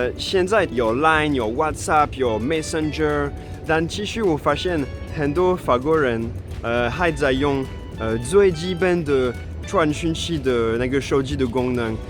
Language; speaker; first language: Chinese; non-native, fluent; French